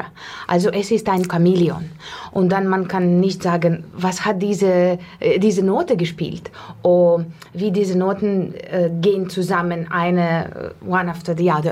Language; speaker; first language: German; non-native, learner; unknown